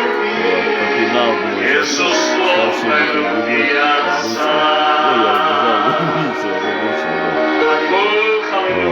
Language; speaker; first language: Russian; native; Russian